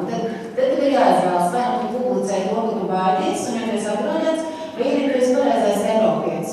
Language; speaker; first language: Latvian; native; Latvian